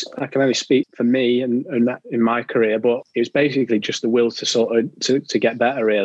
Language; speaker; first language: English; native; English